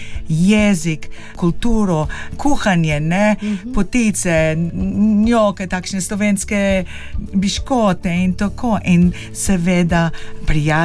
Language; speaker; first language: Slovenian; early bilingual, heritage; Slovenian